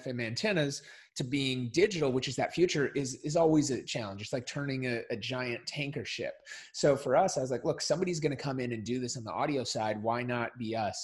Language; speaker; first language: English; native; English